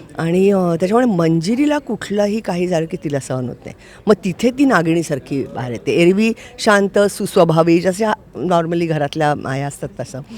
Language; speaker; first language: Marathi; native; Marathi